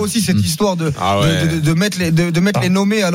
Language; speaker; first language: French; native; French